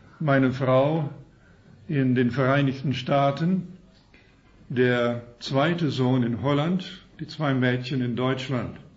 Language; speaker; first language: German; early bilingual, heritage; German